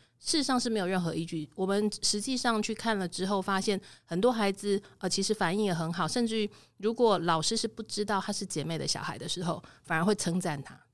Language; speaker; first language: Chinese; native; Chinese